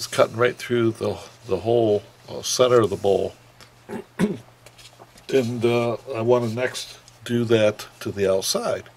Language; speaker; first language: English; native; English